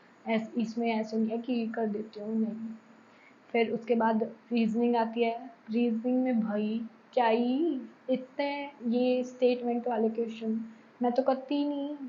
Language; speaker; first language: Hindi; native; Hindi